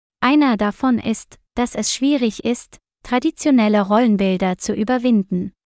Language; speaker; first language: German; non-native, learner; Vietnamese